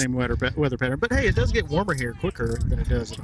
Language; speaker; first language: English; native; English